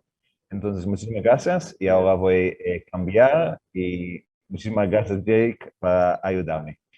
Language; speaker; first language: Spanish; non-native, learner; Hebrew